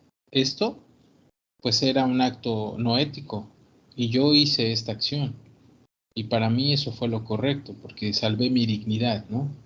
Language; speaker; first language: Spanish; native; Spanish